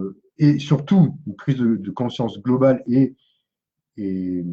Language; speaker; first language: French; native; French